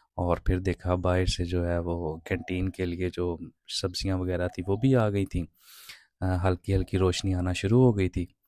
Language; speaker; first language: Urdu; non-native, local second language; Punjabi